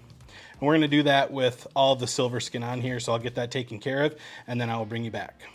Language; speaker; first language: English; native; English